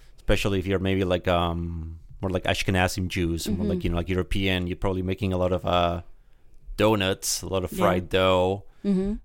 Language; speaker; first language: English; early bilingual, other home language; Spanish